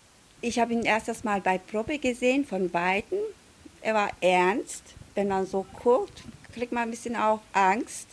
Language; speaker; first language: German; non-native, fluent; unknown